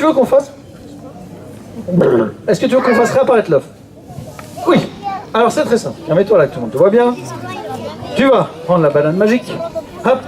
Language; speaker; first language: French; native; French